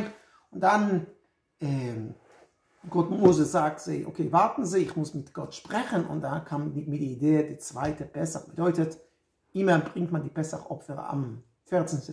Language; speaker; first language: German; non-native, fluent; Hebrew